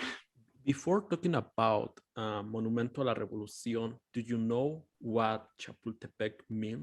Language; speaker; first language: English; non-native, fluent; Spanish